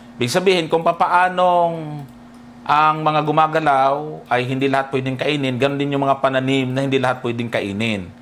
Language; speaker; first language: Filipino; native; Filipino